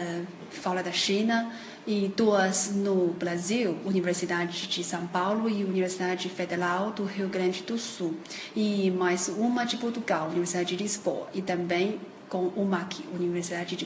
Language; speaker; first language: Portuguese; non-native, fluent; Chinese